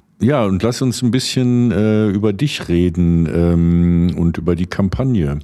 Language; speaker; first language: German; native; German